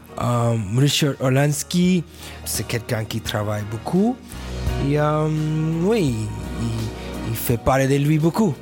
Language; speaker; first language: French; non-native, learner; English